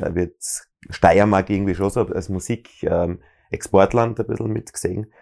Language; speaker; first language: German; native; German